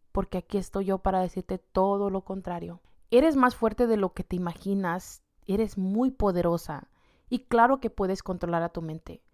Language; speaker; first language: Spanish; native; Spanish